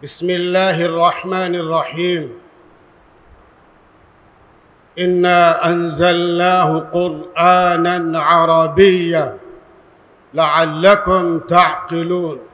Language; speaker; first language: Arabic; non-native, fluent; Urdu